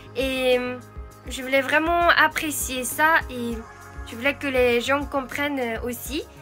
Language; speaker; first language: French; non-native, fluent; Japanese